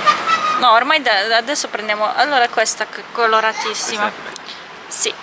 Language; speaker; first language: Italian; non-native, fluent; Polish